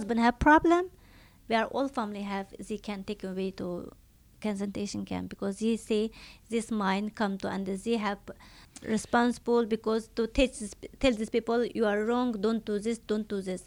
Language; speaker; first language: English; non-native, learner; Chinese